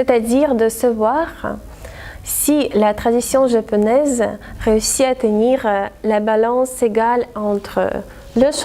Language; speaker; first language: French; non-native, fluent; Russian